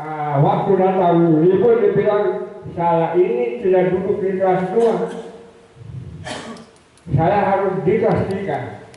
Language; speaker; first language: Indonesian; non-native, local second language; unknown